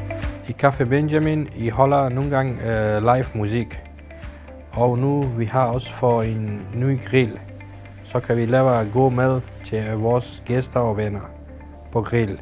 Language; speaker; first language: Danish; non-native, learner; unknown